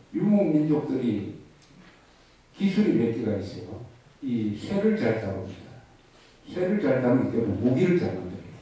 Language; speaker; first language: Korean; native; Korean